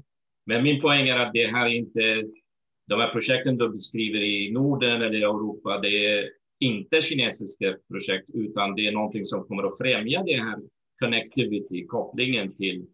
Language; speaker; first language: Swedish; non-native, fluent; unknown